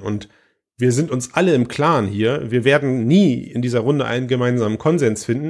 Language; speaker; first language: German; native; German